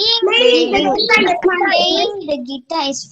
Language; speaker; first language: English; non-native, local second language; Tamil